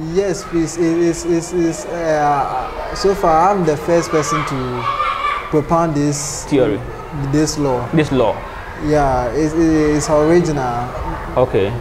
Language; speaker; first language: English; non-native, local second language; Akan